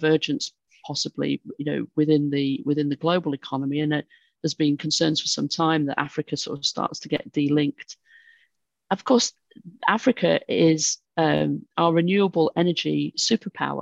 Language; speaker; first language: English; native; English